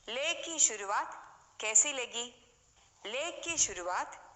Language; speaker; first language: Hindi; non-native, local second language; Malayalam